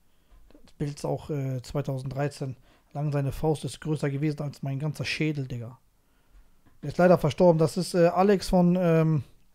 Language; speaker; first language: German; native; German